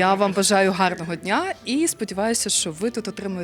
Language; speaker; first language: Ukrainian; native; Ukrainian